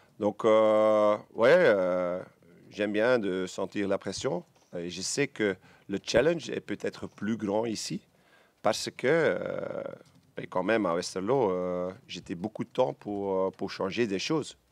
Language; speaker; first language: French; non-native, learner; Dutch